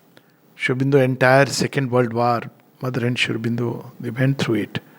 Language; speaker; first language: English; non-native, local second language; Hindi